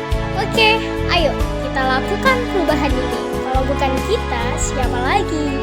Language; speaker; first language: Indonesian; native; Indonesian